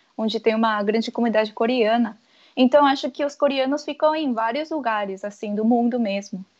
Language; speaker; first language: Portuguese; early bilingual, other home language; Korean